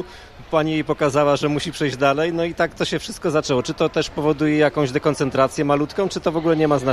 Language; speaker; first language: Polish; native; Polish